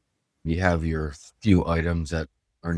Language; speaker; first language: English; native; English